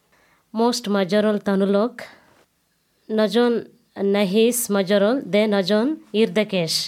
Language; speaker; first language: Hungarian; non-native, learner; Telugu